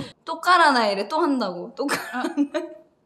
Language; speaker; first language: Korean; native; Korean